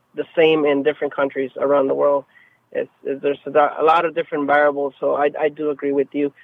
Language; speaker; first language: English; non-native, fluent; Spanish